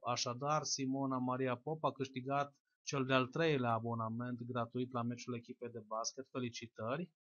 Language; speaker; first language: Romanian; native; Romanian